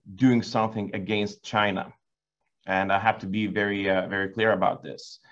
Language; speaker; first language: English; non-native, fluent; Lithuanian